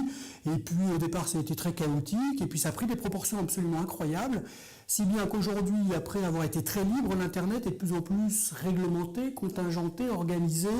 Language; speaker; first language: French; native; French